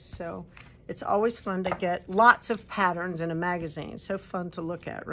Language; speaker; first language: English; native; English